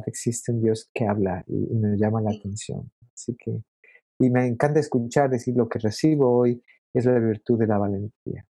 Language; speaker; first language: Spanish; native; Spanish